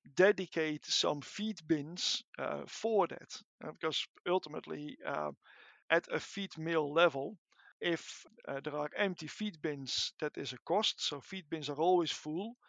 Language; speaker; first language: English; non-native, fluent; Dutch